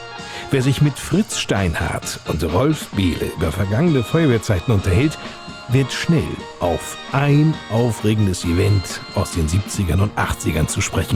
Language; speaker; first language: German; native; German